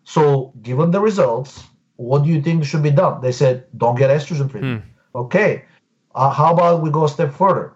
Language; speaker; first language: English; non-native, fluent; Bulgarian